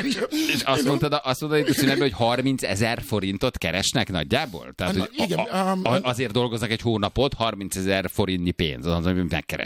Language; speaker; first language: Hungarian; native; Hungarian